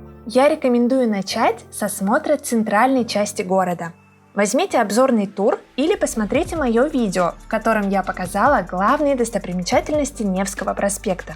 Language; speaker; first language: Russian; native; Russian